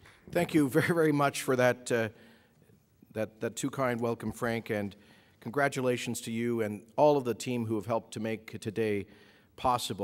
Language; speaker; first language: English; native; English